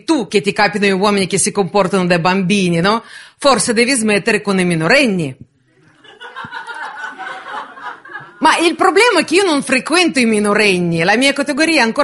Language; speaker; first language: Italian; non-native, fluent; Russian